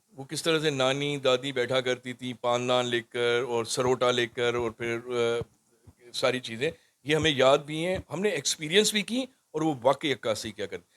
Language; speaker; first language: Urdu; non-native, local second language; Sindhi